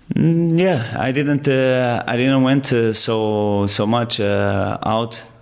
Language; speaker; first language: English; non-native, fluent; Portuguese